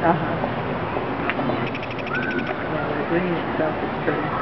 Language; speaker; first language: English; native; English